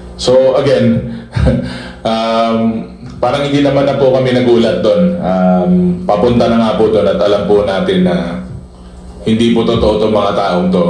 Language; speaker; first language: Filipino; native; Filipino